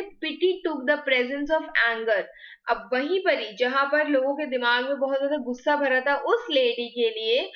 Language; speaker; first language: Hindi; native; Hindi